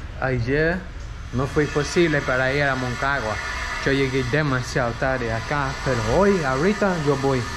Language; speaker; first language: Spanish; non-native, learner; English